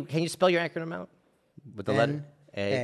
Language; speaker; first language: English; native; English